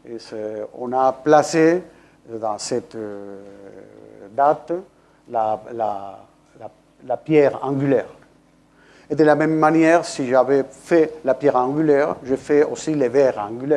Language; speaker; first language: French; non-native, fluent; Spanish